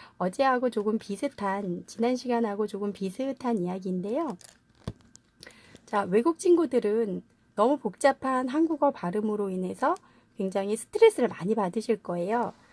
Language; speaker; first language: Korean; native; Korean